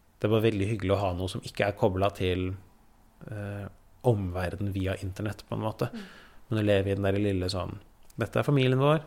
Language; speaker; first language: Norwegian; early bilingual, other home language; Persian